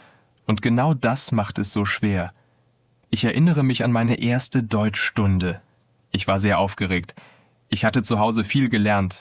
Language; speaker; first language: German; non-native, fluent; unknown